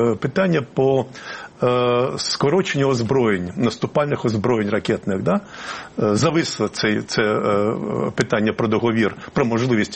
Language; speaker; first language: Ukrainian; native; Ukrainian